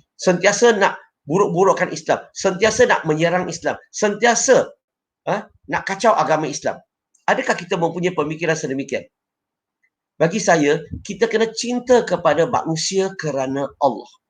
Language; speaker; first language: Malay; non-native, local second language; Chinese